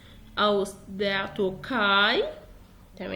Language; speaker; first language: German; non-native, fluent; Arabic